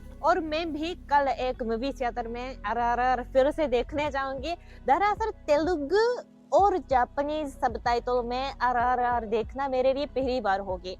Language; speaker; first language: Hindi; non-native, fluent; Japanese